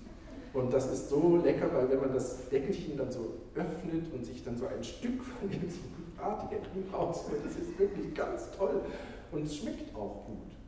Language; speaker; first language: German; native; German